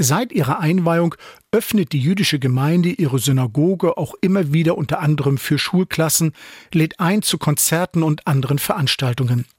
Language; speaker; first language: German; native; German